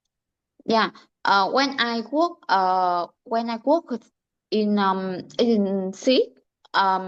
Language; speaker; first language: English; non-native, learner; Vietnamese